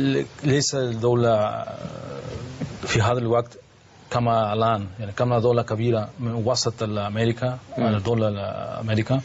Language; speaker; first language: Arabic; non-native, learner; Spanish